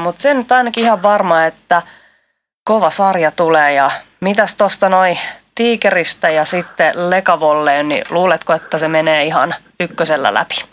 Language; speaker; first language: Finnish; native; Finnish